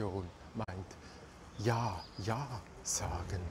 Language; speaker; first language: German; native; German